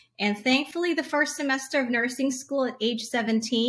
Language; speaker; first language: English; non-native, local second language; Hiligaynon